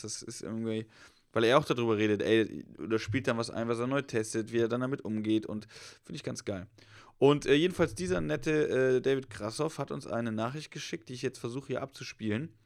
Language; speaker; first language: German; native; German